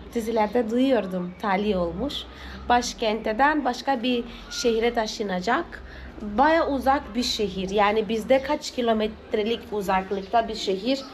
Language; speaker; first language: Turkish; non-native, fluent; Portuguese